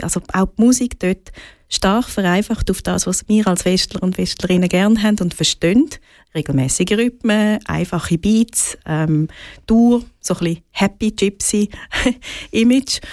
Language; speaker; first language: German; native; German